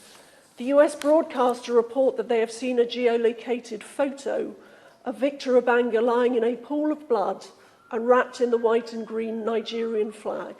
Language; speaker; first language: English; native; English